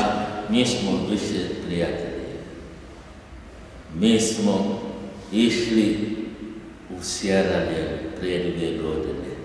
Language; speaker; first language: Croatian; non-native, learner; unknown